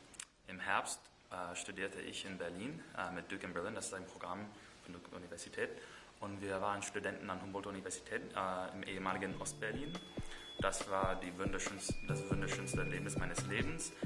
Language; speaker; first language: German; non-native, fluent; English